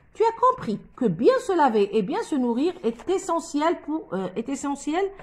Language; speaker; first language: French; non-native, local second language; Arabic